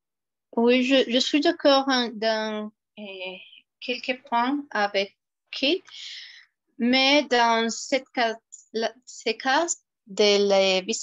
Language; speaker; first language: French; non-native, fluent; Spanish